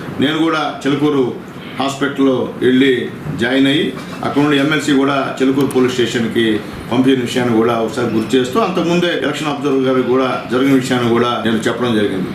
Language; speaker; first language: Telugu; native; Telugu